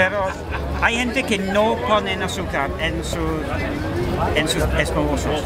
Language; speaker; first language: Spanish; non-native, fluent; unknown